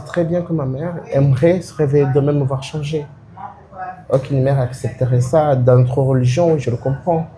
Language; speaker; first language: French; non-native, local second language; Ngazidja Comorian